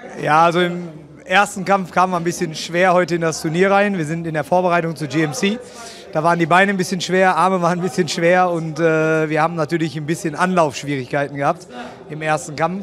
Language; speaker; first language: German; native; German